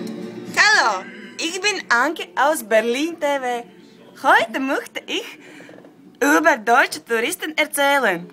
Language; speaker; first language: German; non-native, learner; Latvian